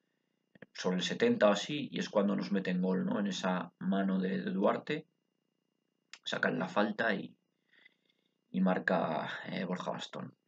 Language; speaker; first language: Spanish; native; Spanish